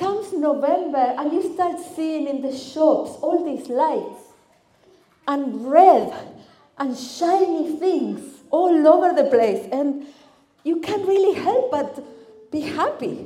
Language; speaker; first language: English; non-native, fluent; Spanish